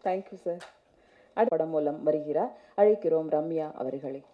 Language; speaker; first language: Tamil; native; Tamil